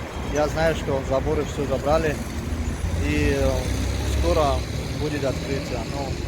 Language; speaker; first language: Russian; non-native, learner; Tajik